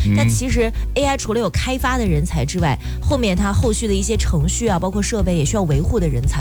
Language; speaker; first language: Chinese; native; Chinese